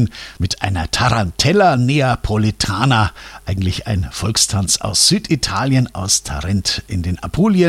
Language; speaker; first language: German; native; German